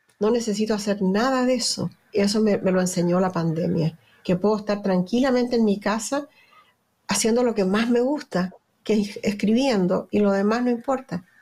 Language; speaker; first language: Spanish; native; Spanish